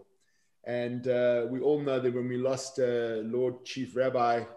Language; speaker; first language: English; native; English